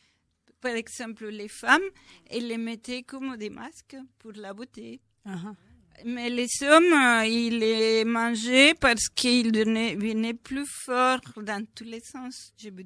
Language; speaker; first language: French; non-native, fluent; Spanish